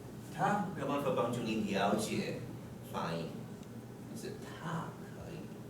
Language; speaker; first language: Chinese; non-native, fluent; English